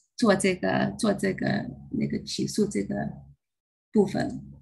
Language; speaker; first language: Chinese; early bilingual, heritage; Chinese